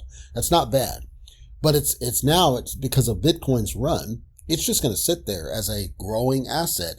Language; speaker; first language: English; native; English